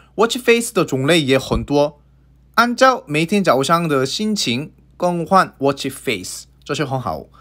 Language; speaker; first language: Chinese; non-native, fluent; Korean